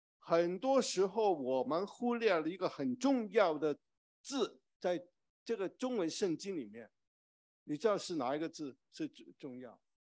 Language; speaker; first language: Chinese; non-native, local second language; Cantonese